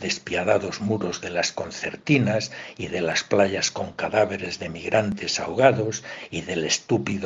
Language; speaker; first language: Spanish; native; Spanish